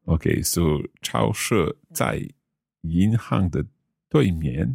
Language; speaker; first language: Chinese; non-native, learner; English